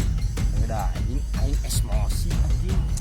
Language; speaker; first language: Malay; non-native, local second language; Sundanese